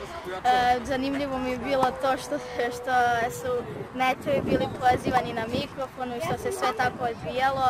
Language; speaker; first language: Croatian; native; Croatian